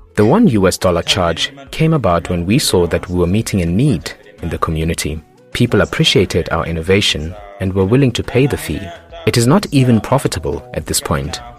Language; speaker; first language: English; non-native, local second language; Tumbuka